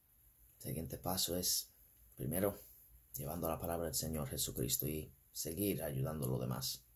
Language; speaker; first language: Spanish; non-native, fluent; English